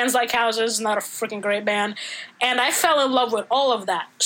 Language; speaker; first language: English; non-native, fluent; Italian